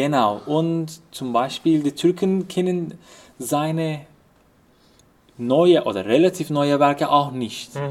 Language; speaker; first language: German; non-native, fluent; Turkish